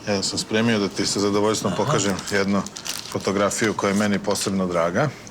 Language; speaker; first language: Bosnian; native; Bosnian